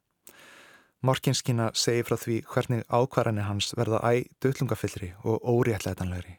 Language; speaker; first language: Icelandic; native; Icelandic